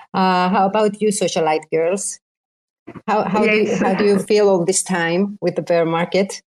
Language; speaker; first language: English; non-native, fluent; Greek